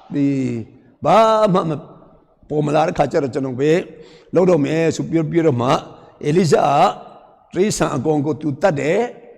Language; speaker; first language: Burmese; non-native, local second language; Hakha Chin